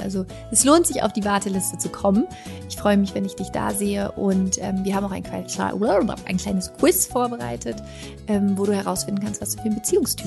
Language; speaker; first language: German; native; German